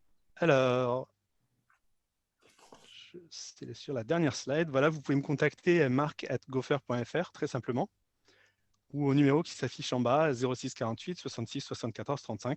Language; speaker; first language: French; native; French